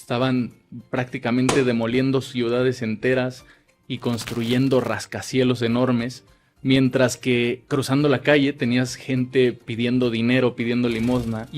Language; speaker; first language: Spanish; native; Spanish